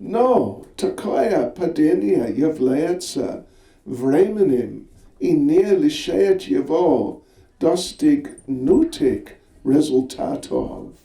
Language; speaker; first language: Russian; non-native, learner; English